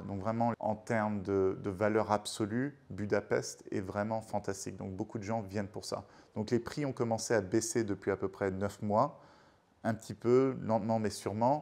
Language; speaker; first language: French; native; French